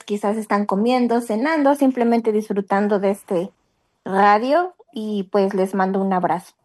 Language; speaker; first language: Spanish; native; Spanish